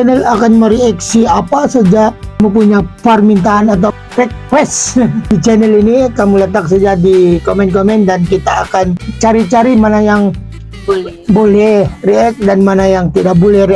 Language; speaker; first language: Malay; non-native, fluent; Filipino